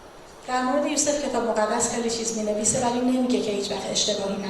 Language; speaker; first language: Persian; native; Persian